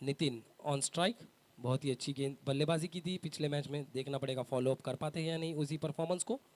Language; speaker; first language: Hindi; non-native, local second language; Marathi